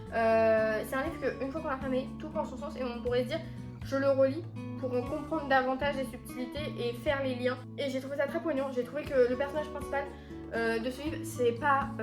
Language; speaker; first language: French; native; French